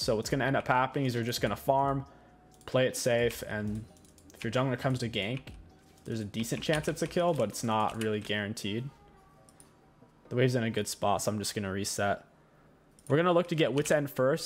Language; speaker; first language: English; native; English